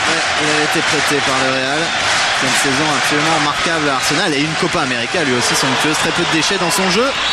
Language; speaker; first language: French; native; French